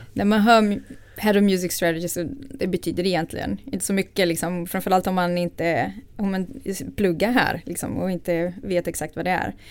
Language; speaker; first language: Swedish; non-native, fluent; Portuguese